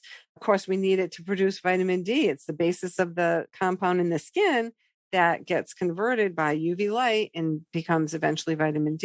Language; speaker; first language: English; native; English